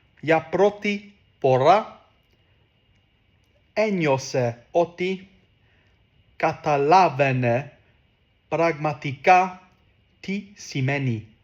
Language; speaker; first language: Greek; non-native, learner; English